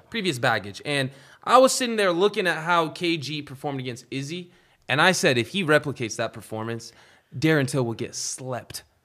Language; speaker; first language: English; native; English